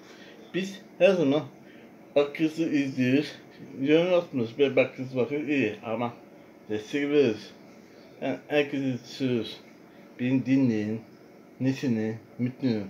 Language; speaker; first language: Turkish; non-native, learner; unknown